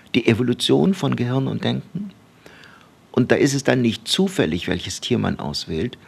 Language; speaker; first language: German; early bilingual, other home language; Turkish